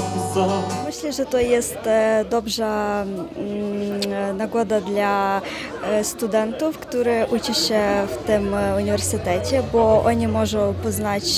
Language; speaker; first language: Polish; non-native, fluent; Ukrainian